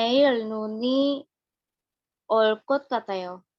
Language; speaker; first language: Korean; non-native, learner; Indonesian